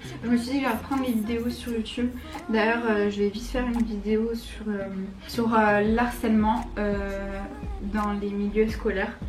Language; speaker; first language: French; native; French